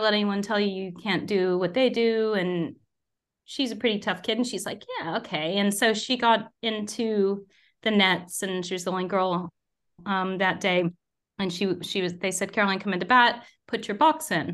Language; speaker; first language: English; native; English